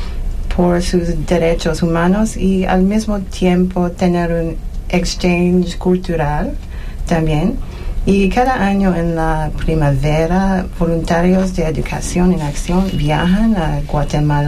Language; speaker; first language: Spanish; non-native, learner; English